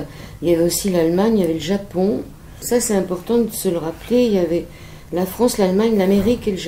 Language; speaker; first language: French; native; French